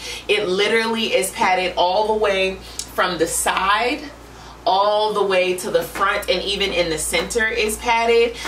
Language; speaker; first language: English; native; English